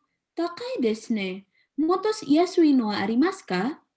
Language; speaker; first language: Japanese; non-native, learner; Indonesian